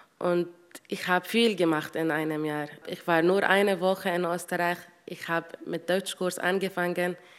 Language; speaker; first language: German; non-native, learner; Arabic